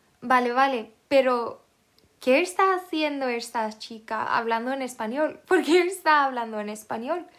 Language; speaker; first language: Spanish; non-native, fluent; Swedish